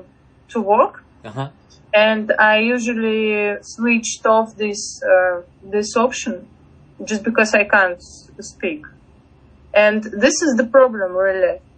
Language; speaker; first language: English; non-native, fluent; Russian